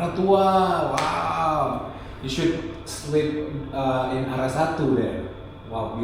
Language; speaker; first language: English; non-native, local second language; Indonesian